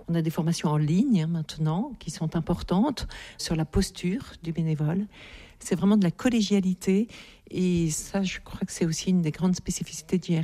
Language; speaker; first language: French; native; French